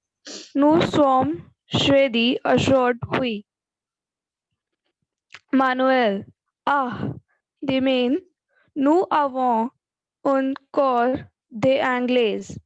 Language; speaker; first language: French; non-native, learner; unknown